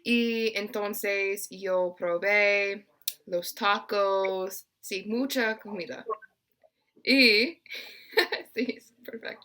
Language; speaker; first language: Spanish; non-native, learner; English